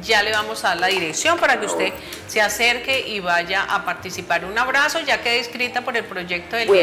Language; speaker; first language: Spanish; native; Spanish